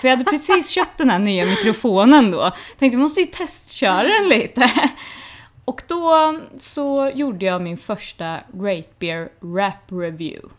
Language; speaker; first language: Swedish; native; Swedish